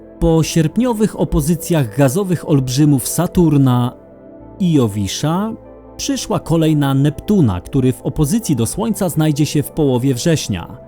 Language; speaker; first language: Polish; native; Polish